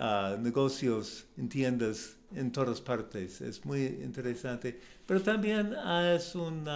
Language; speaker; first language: Spanish; non-native, learner; English